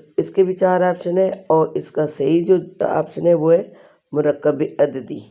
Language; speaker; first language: Urdu; non-native, local second language; Pashto